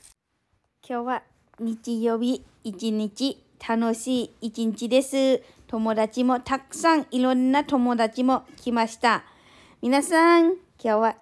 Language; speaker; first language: Japanese; non-native, learner; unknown